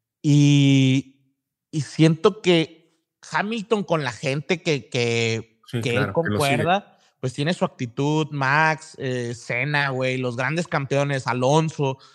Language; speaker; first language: Spanish; native; Spanish